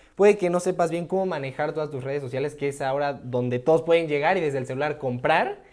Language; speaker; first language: Spanish; native; Spanish